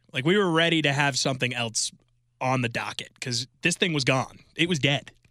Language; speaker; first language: English; native; English